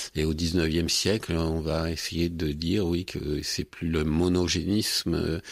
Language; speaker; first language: French; native; French